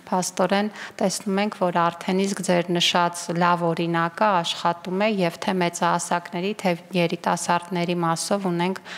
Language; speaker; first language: Armenian; native; Armenian